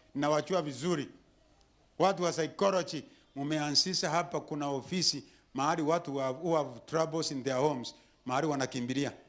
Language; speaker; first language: Swahili; non-native, local second language; Gusii